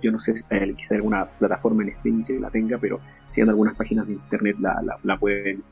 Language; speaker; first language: Spanish; native; Spanish